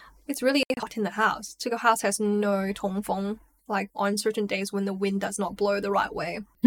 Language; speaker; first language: English; non-native, local second language; Chinese